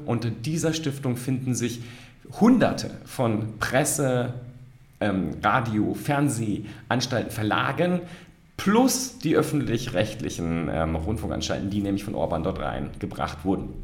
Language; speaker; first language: German; native; German